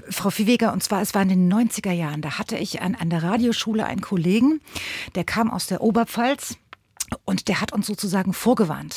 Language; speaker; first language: German; native; German